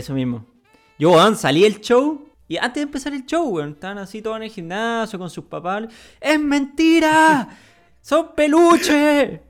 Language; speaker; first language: Spanish; native; Spanish